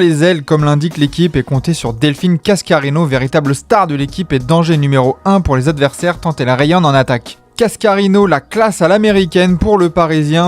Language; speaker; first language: French; native; French